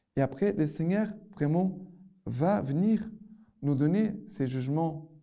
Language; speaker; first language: French; non-native, fluent; Portuguese